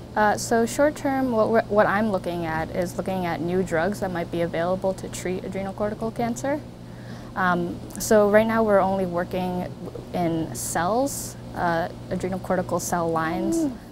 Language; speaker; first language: English; native; English